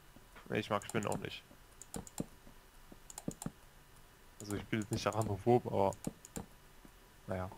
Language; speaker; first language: German; native; German